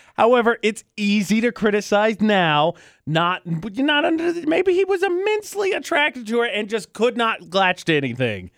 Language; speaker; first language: English; native; English